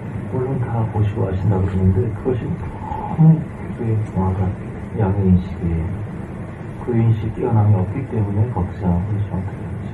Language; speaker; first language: Korean; native; Korean